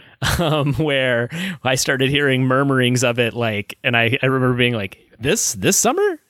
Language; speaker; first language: English; native; English